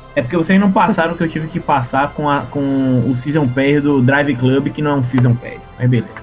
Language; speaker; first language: Portuguese; native; Portuguese